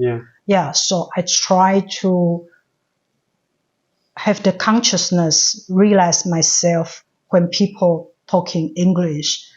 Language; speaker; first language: English; non-native, learner; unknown